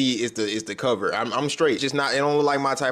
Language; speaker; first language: English; native; English